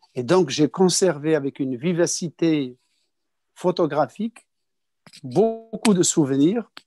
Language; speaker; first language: French; non-native, local second language; Kabyle